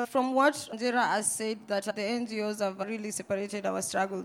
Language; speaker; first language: English; non-native, local second language; Swahili